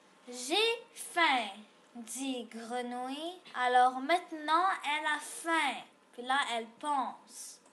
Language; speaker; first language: French; non-native, local second language; English